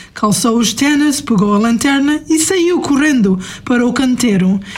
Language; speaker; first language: Portuguese; native; Portuguese